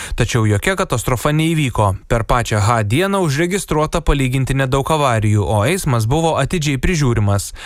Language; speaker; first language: Lithuanian; native; Lithuanian